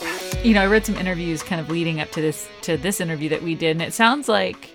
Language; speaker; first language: English; native; English